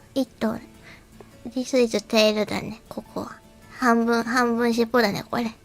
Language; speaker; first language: Japanese; native; Japanese